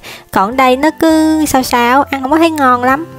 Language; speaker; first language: Vietnamese; native; Vietnamese